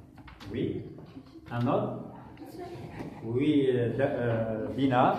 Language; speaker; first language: French; non-native, local second language; Kabyle